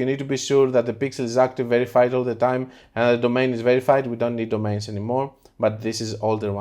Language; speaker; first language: English; non-native, fluent; Greek